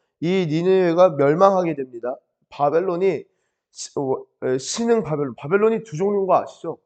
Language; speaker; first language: Korean; native; Korean